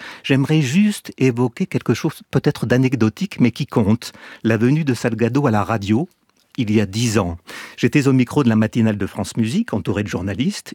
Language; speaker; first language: French; native; French